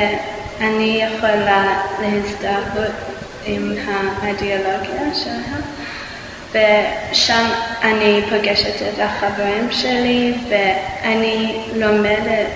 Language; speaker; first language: Hebrew; non-native, learner; English